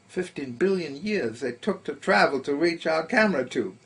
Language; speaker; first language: English; early bilingual, other home language; German